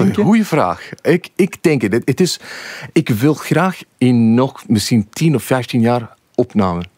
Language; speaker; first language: Dutch; non-native, fluent; English